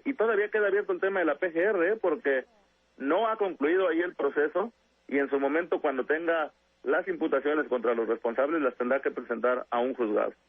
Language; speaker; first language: Spanish; native; Spanish